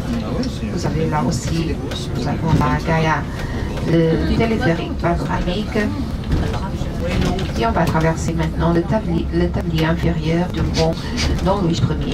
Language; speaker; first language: French; non-native, fluent; Portuguese